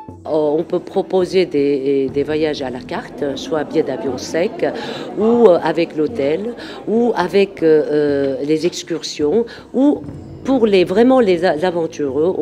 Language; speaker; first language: French; non-native, fluent; Korean